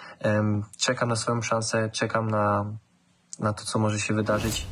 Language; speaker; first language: Polish; early bilingual, heritage; German